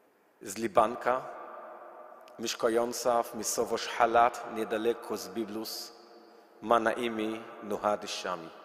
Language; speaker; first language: Polish; non-native, learner; Arabic